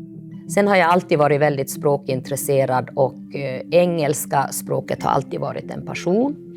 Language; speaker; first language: Swedish; early bilingual, other home language; Finnish